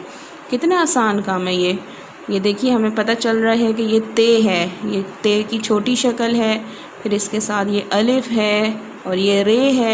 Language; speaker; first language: Urdu; non-native, local second language; Pashto